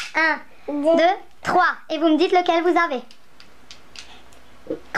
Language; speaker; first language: French; native; French